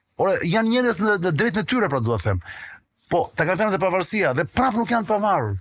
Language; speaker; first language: Albanian; non-native, local second language; Greek